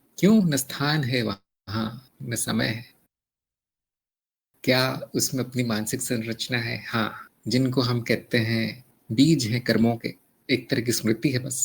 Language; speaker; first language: Hindi; native; Hindi